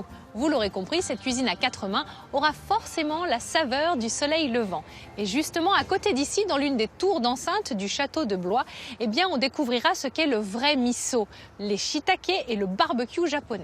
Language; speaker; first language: French; native; French